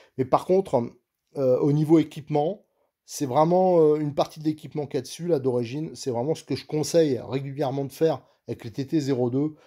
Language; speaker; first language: French; native; French